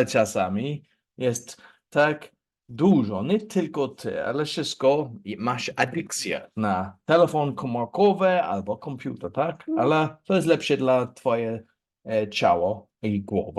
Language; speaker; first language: Polish; non-native, learner; English